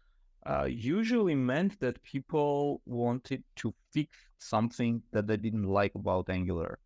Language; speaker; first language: English; non-native, fluent; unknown